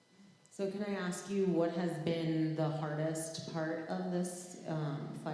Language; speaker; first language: English; native; English